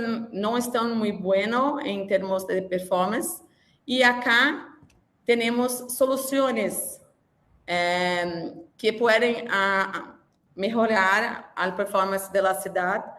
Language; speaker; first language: Spanish; non-native, learner; Portuguese